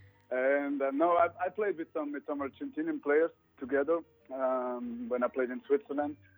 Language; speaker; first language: English; non-native, fluent; Swiss German